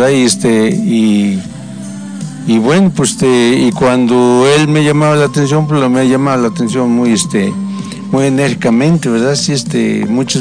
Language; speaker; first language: Spanish; native; Spanish